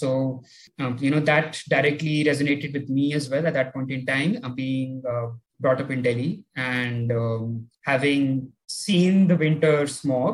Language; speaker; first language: English; non-native, local second language; Hindi